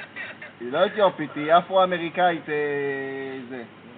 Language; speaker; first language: Hebrew; native; Hebrew